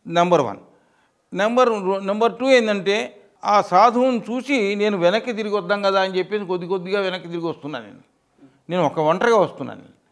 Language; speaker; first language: Telugu; native; Telugu